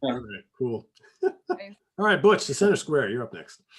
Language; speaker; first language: English; native; English